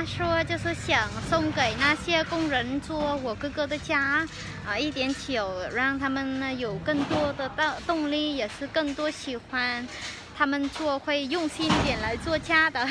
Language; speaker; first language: Chinese; non-native, fluent; Vietnamese